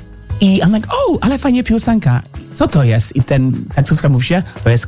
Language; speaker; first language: Polish; non-native, fluent; English